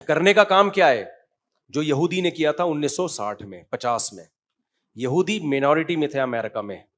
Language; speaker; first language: Urdu; native; Urdu